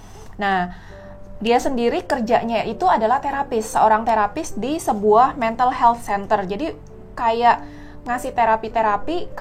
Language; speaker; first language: Indonesian; native; Indonesian